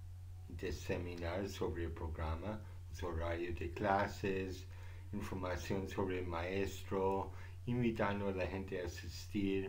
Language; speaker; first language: Spanish; non-native, fluent; English